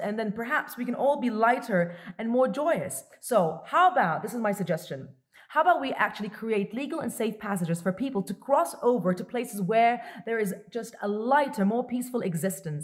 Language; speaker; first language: English; non-native, local second language; Arabic